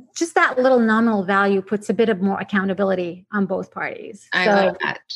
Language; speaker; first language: English; non-native, fluent; Arabic